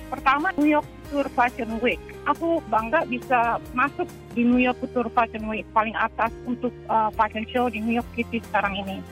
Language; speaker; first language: Indonesian; native; Indonesian